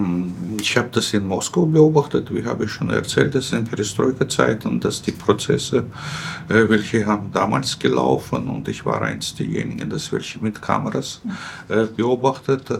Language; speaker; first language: German; non-native, fluent; Russian